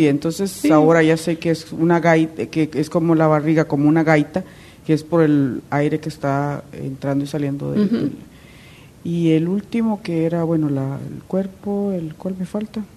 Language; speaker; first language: Spanish; native; Spanish